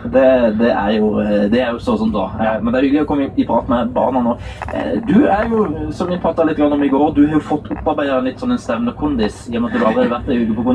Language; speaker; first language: Norwegian; native; Norwegian